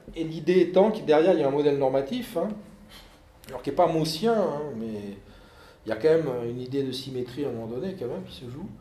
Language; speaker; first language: French; native; French